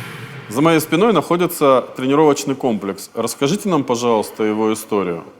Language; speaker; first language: Russian; native; Russian